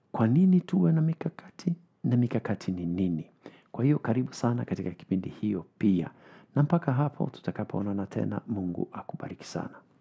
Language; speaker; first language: Swahili; non-native, fluent; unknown